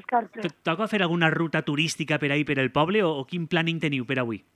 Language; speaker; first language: Catalan; native; Catalan